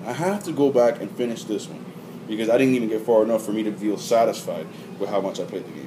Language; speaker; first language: English; native; English